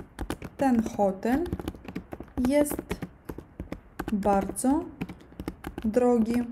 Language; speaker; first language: Polish; non-native, learner; Russian